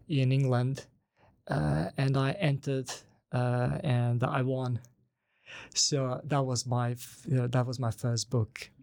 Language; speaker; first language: English; non-native, fluent; Bosnian